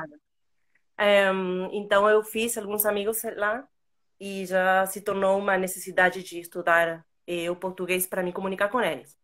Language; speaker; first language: Portuguese; non-native, fluent; Spanish